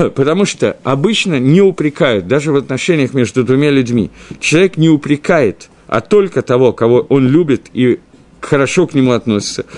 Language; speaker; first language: Russian; early bilingual, heritage; Russian